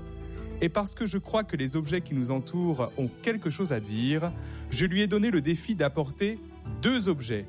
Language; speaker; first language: French; native; French